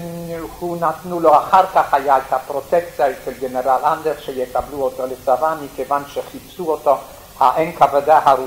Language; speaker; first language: Hebrew; non-native, fluent; Yiddish